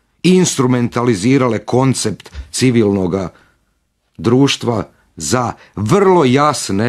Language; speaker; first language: Croatian; native; Croatian